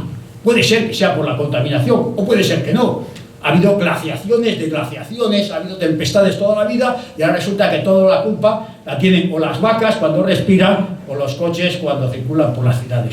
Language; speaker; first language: Spanish; native; Spanish